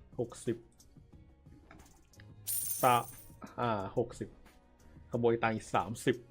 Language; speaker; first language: Thai; native; Thai